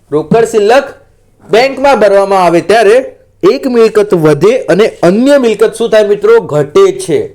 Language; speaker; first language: Gujarati; non-native, local second language; Marathi